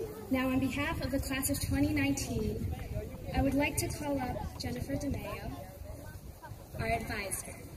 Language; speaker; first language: English; early bilingual, other home language; Spanish